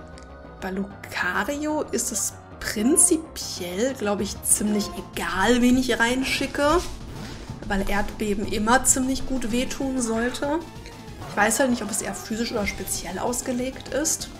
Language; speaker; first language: German; native; German